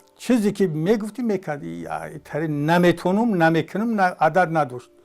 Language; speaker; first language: Tajik; native; Tajik